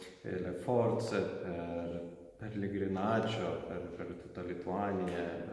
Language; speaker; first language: Italian; non-native, learner; Lithuanian